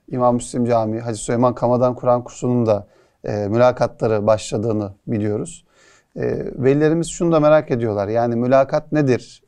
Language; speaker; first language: Turkish; native; Turkish